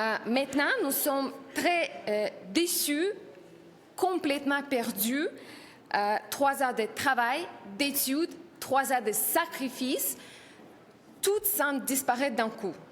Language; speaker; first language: French; non-native, learner; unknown